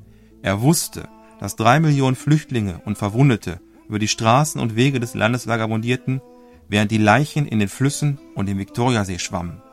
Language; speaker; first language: German; native; German